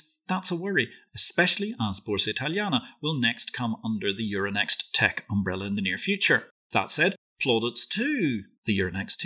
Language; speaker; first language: English; native; English